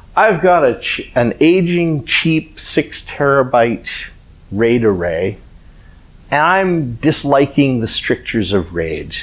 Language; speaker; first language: English; native; English